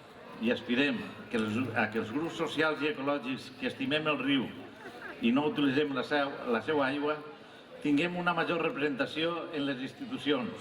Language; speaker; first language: Catalan; native; Catalan